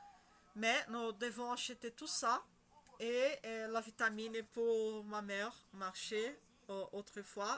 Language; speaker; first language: French; non-native, learner; Spanish